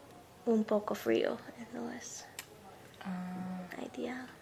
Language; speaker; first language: Spanish; non-native, learner; English